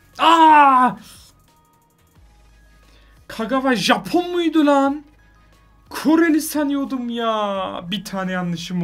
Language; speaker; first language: Turkish; native; Turkish